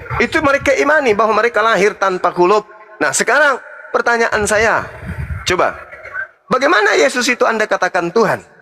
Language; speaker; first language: Indonesian; native; Indonesian